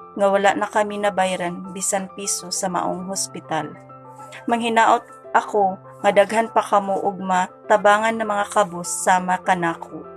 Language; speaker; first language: Cebuano; native; Cebuano